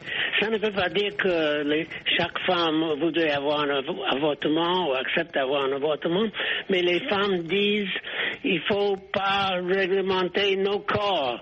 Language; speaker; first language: French; non-native, fluent; English